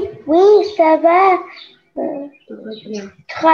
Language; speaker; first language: French; non-native, learner; Arabic